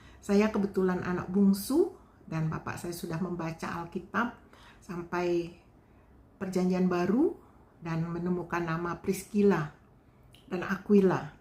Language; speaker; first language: Indonesian; non-native, local second language; Balinese